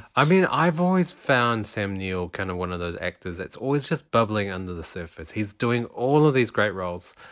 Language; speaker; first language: English; native; English